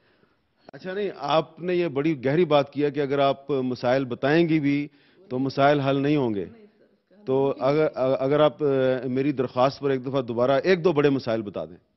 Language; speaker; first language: Urdu; native; Urdu